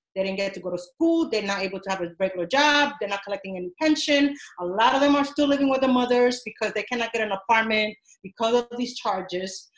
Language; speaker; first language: English; non-native, fluent; Spanish